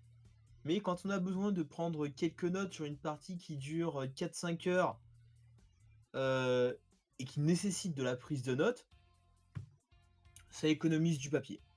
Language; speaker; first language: French; native; French